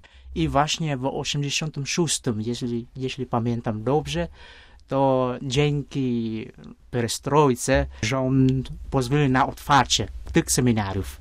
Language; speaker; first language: Polish; non-native, fluent; Vietnamese